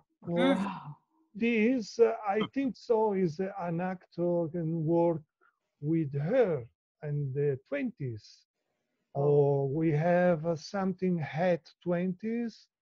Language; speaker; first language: English; non-native, learner; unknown